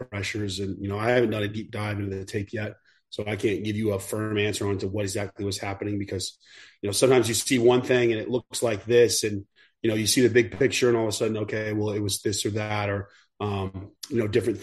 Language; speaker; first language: English; native; English